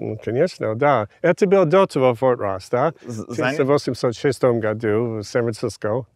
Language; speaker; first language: Russian; non-native, fluent; English